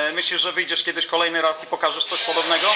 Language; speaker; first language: Polish; native; Polish